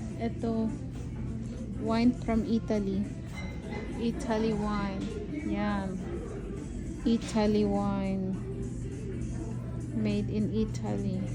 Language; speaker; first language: English; non-native, learner; Filipino